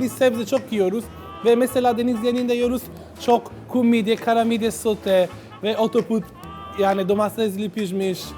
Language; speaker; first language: Turkish; non-native, learner; Italian